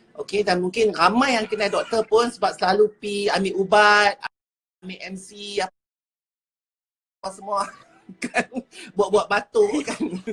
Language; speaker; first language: Malay; native; Malay